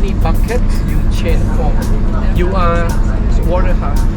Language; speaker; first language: English; non-native, learner; Thai